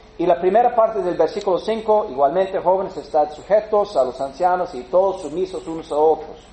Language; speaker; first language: Spanish; non-native, fluent; English